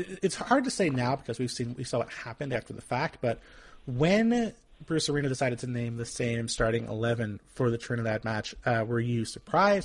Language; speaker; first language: English; native; English